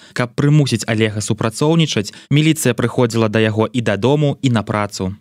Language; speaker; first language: Belarusian; native; Belarusian